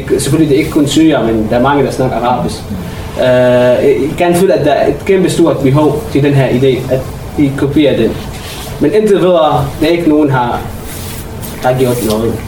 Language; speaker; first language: Danish; non-native, fluent; Arabic